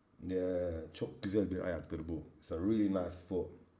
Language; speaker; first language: Turkish; native; Turkish